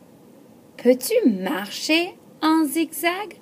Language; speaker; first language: French; non-native, fluent; English